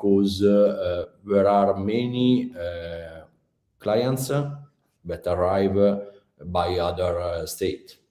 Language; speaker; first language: English; non-native, learner; Italian